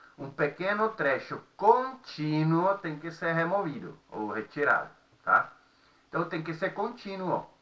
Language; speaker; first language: Portuguese; non-native, fluent; Czech